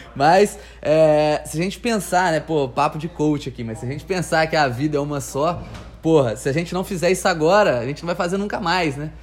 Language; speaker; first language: Portuguese; native; Portuguese